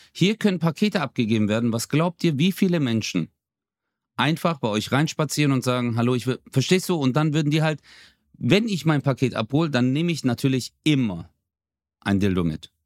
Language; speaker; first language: German; early bilingual, other home language; Turkish